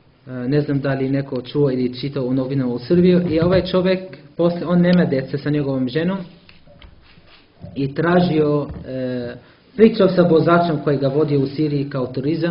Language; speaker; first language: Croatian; non-native, learner; Arabic